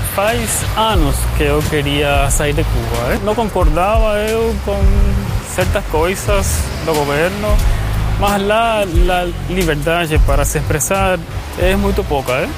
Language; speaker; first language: Portuguese; non-native, fluent; Spanish